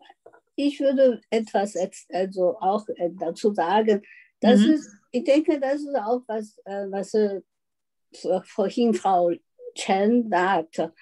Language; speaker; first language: German; non-native, fluent; Chinese